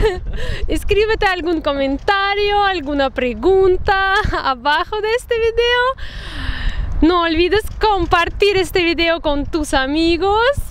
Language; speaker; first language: Spanish; non-native, fluent; Russian